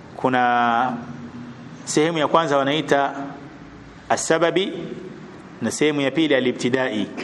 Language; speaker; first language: Swahili; native; Swahili